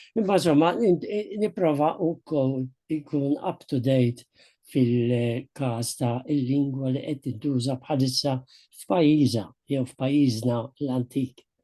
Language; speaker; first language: Maltese; native; Maltese